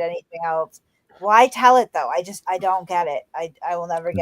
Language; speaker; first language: English; native; English